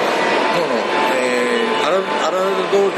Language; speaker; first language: Spanish; non-native, learner; Japanese